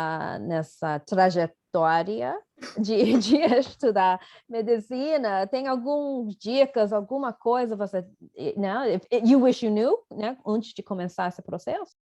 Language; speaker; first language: Portuguese; non-native, fluent; English